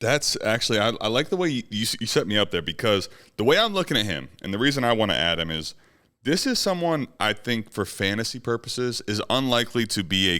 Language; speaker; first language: English; native; English